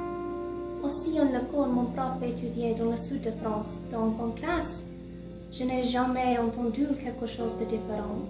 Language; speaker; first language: French; non-native, learner; English